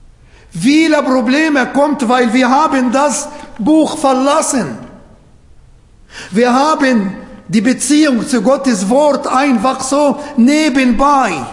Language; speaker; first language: German; non-native, fluent; Arabic